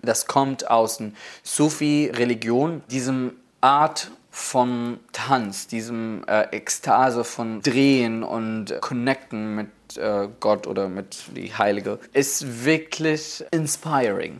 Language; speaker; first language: German; non-native, fluent; Arabic